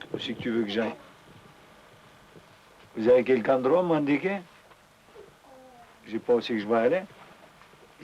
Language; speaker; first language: French; native; French